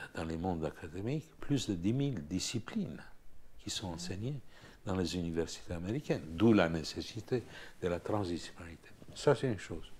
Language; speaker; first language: French; non-native, fluent; Romanian